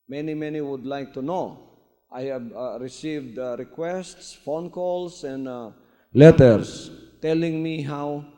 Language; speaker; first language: English; non-native, local second language; Filipino